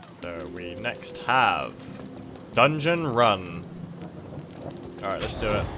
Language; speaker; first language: English; native; English